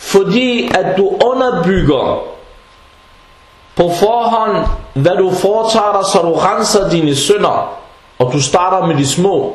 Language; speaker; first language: Danish; non-native, fluent; Arabic